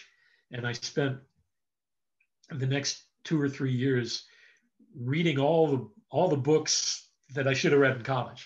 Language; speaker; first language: English; native; English